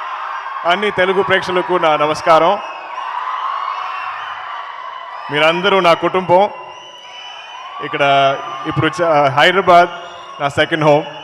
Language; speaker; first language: Telugu; non-native, learner; Malayalam